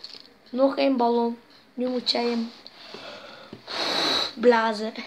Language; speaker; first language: Dutch; non-native, local second language; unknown